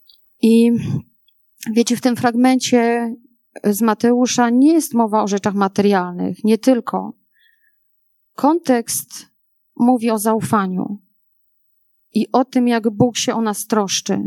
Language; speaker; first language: Polish; native; Polish